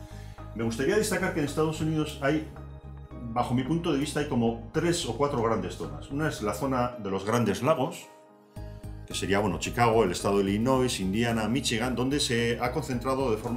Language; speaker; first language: Spanish; native; Spanish